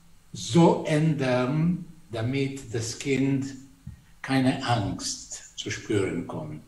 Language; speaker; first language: German; non-native, fluent; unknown